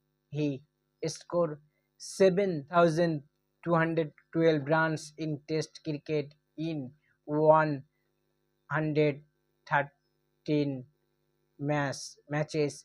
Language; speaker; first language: English; non-native, local second language; Bangla